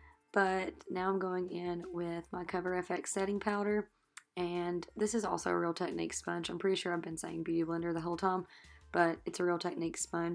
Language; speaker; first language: English; native; English